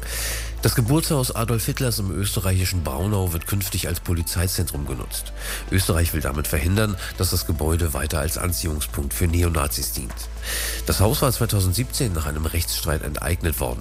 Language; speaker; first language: German; native; German